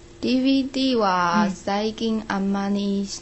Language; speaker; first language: Japanese; non-native, learner; Chinese